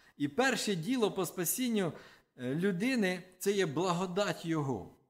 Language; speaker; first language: Ukrainian; non-native, local second language; Russian